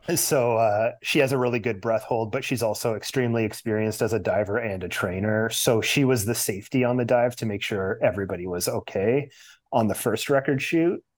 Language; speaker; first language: English; native; English